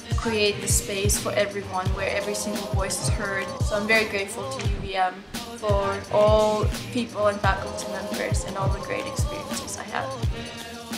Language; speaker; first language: English; non-native, fluent; Azerbaijani